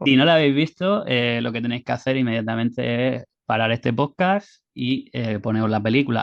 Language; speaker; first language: Spanish; native; Spanish